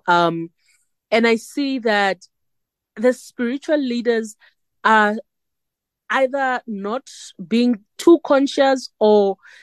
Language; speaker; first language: English; non-native, local second language; Northern Sotho